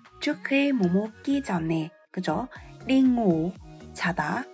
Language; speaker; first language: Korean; non-native, fluent; Vietnamese